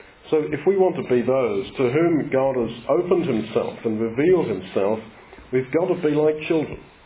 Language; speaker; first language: English; native; English